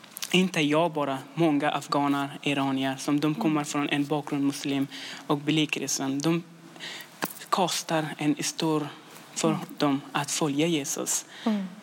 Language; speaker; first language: Swedish; non-native, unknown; Persian